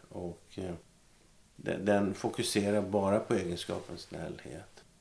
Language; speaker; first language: Swedish; native; Swedish